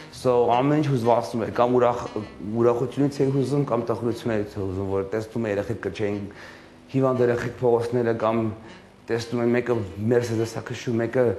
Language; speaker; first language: Armenian; early bilingual, heritage; Armenian